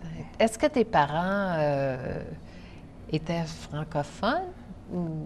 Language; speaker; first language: French; native; French